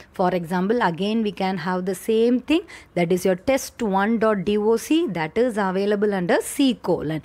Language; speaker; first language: English; non-native, local second language; Tamil